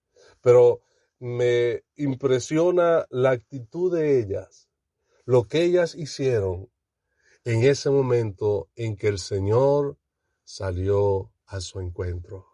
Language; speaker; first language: Spanish; native; Spanish